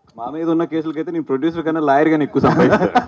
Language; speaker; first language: Telugu; native; Telugu